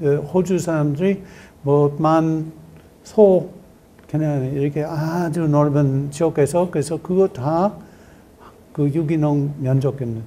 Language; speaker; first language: Korean; non-native, learner; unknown